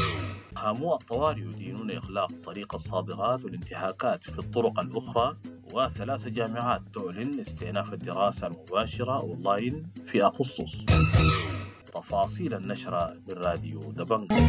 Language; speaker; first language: Arabic; native; Arabic